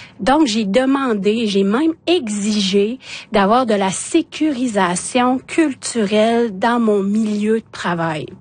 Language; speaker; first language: French; non-native, local second language; Innu-aimun